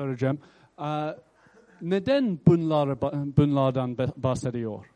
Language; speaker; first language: Turkish; non-native, fluent; English